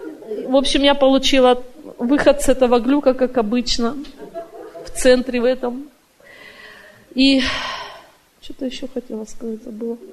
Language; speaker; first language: Russian; native; Russian